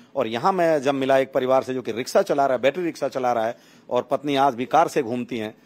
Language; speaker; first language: Hindi; native; Hindi